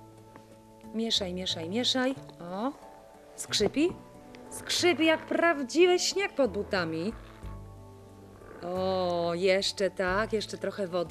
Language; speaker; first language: Polish; native; Polish